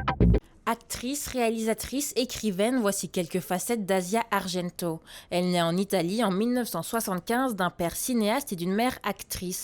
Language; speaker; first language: French; native; French